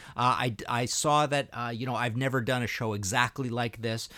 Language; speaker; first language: English; early bilingual, other home language; Russian